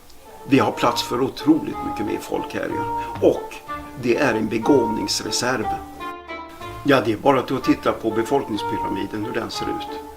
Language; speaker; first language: Swedish; native; Swedish